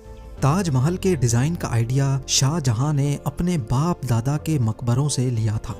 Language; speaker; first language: Urdu; native; Urdu